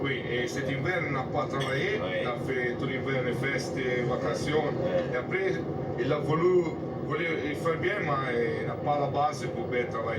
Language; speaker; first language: French; non-native, learner; Italian